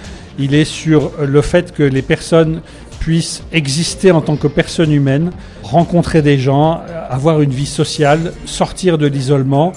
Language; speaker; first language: French; native; French